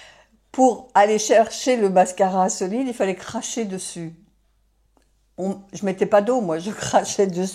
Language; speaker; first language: French; native; French